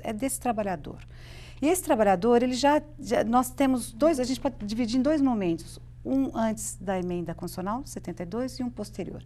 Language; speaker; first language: Portuguese; native; Portuguese